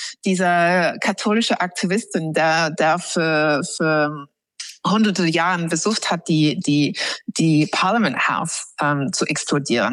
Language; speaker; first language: German; non-native, fluent; English